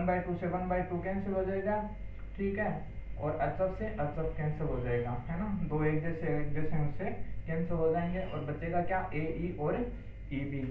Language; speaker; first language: Hindi; native; Hindi